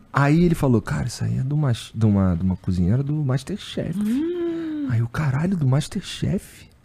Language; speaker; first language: Portuguese; native; Portuguese